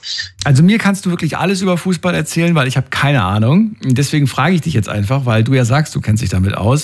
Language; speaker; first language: German; native; German